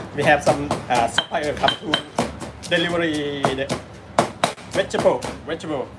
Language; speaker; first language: English; non-native, learner; Thai